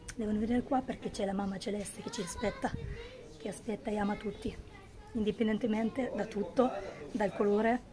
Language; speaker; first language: Italian; native; Italian